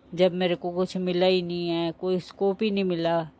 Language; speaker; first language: Hindi; native; Hindi